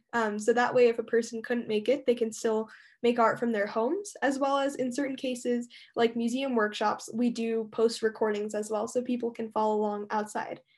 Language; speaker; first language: English; native; English